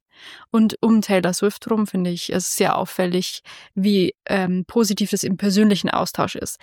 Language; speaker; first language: German; native; German